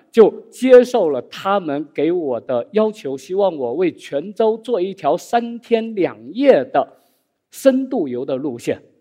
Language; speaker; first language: Chinese; native; Chinese